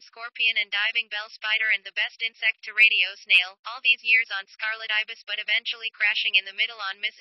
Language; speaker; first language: English; non-native, fluent; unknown